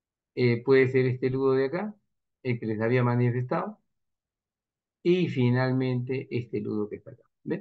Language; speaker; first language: Spanish; native; Spanish